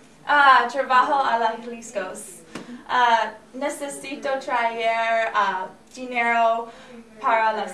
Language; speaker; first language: Spanish; non-native, learner; English